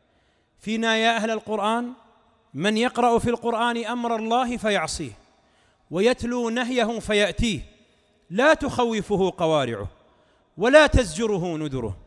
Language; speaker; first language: Arabic; native; Arabic